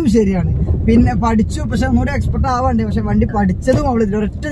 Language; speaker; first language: Malayalam; native; Malayalam